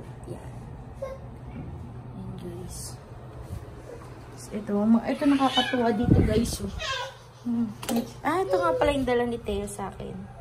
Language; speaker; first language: Filipino; native; Filipino